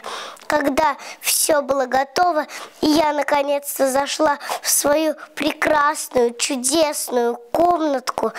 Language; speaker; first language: Russian; native; Russian